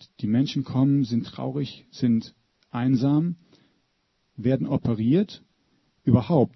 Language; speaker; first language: German; native; German